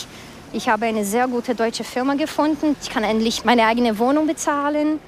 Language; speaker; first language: German; early bilingual, other home language; Portuguese